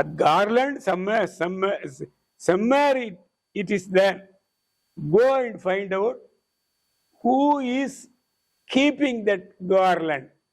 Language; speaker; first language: English; non-native, local second language; Tamil